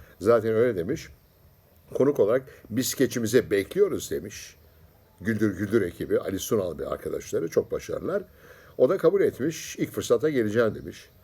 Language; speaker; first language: Turkish; native; Turkish